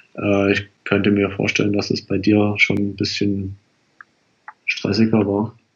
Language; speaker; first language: German; native; German